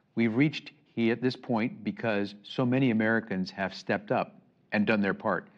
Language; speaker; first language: English; early bilingual, other home language; Spanish